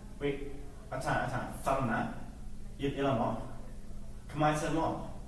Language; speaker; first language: French; non-native, learner; English